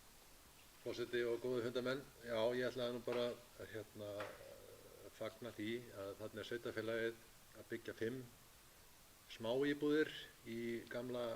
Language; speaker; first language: Icelandic; native; Icelandic